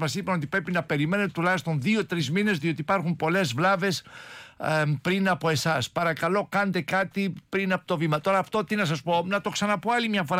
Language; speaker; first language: Greek; native; Greek